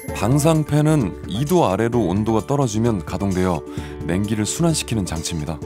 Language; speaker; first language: Korean; native; Korean